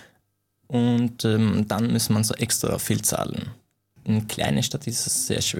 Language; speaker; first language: German; non-native, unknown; Persian